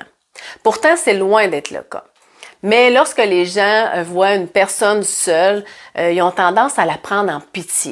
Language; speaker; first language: French; native; French